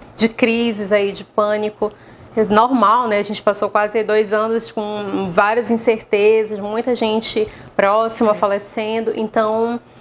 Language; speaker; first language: Portuguese; native; Portuguese